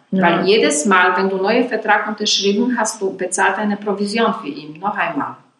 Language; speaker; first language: German; non-native, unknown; Polish